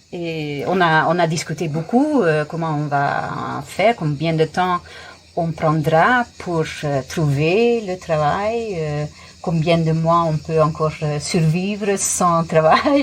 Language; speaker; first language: French; non-native, fluent; Dutch